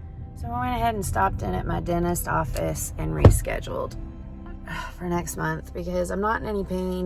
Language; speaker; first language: English; native; English